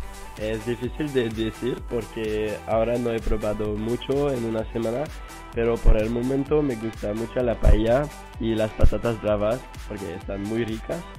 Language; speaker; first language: Spanish; non-native, fluent; French